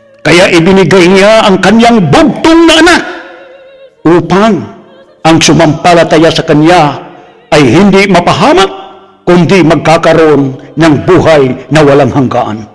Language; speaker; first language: Filipino; non-native, local second language; Cebuano